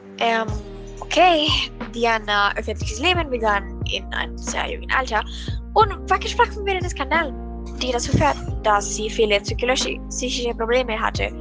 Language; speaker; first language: German; non-native, learner; Spanish